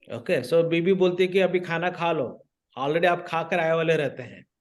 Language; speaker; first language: Hindi; non-native, local second language; Marathi